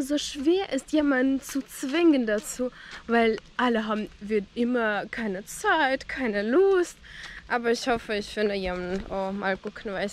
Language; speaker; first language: German; non-native, fluent; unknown